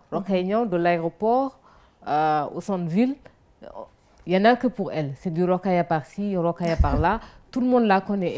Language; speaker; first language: French; non-native, local second language; Wolof